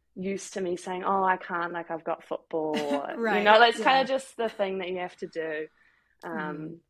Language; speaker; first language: English; native; English